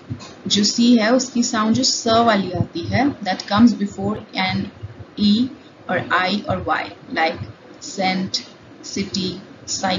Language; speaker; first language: English; non-native, local second language; Hindi